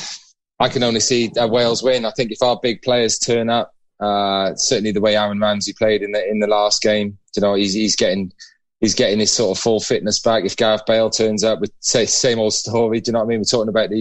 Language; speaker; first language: English; native; English